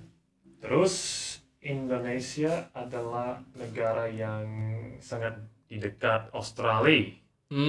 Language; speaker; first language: Indonesian; non-native, learner; English